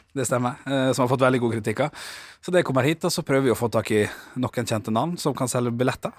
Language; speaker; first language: Norwegian; native; Norwegian